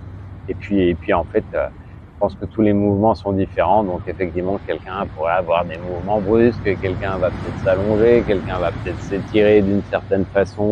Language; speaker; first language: French; native; French